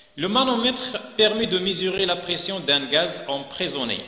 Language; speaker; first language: French; non-native, local second language; Arabic